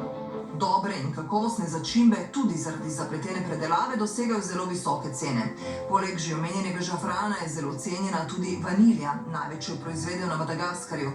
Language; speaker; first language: Slovenian; native; Slovenian